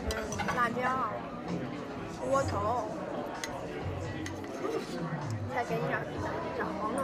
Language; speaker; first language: Chinese; native; Chinese